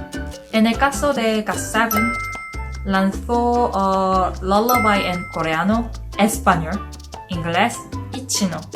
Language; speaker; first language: Spanish; non-native, learner; Korean